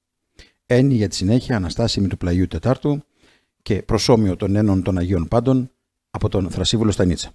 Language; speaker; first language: Greek; native; Greek